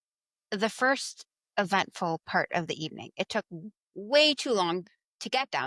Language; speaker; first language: English; native; English